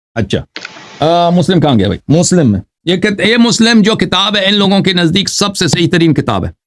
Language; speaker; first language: Urdu; non-native, fluent; Persian